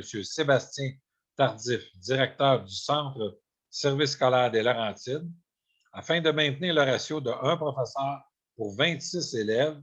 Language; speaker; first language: French; native; French